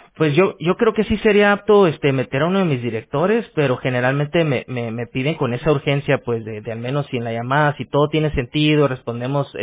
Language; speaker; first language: Spanish; native; Spanish